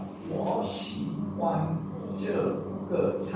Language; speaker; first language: Chinese; non-native, learner; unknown